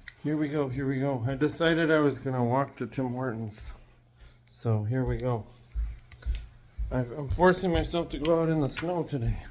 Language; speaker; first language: English; native; English